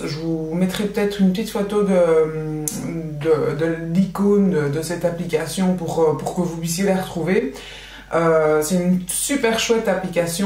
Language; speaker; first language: French; native; French